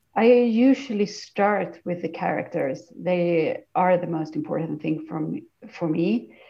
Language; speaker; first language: English; non-native, fluent; Swedish